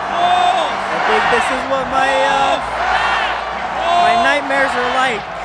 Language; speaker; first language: English; native; English